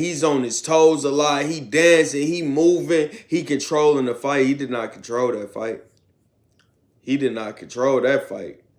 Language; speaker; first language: English; native; English